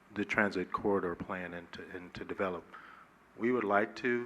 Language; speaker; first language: English; native; English